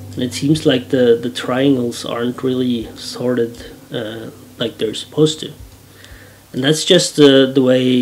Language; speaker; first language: English; non-native, fluent; Norwegian